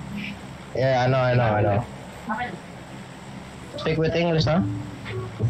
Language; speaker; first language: English; non-native, learner; Indonesian